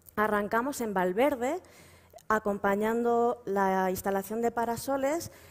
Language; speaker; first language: Spanish; native; Spanish